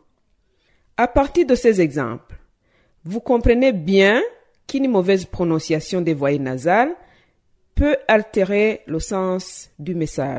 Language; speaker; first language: French; non-native, local second language; Rundi